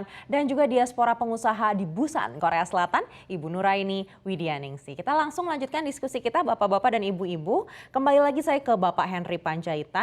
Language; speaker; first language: Indonesian; native; Indonesian